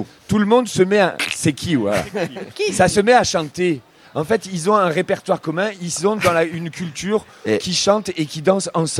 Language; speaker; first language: French; native; French